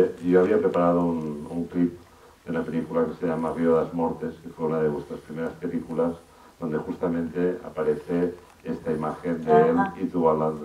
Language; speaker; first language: Spanish; native; Spanish